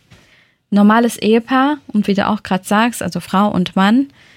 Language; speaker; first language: German; early bilingual, other home language; Turkish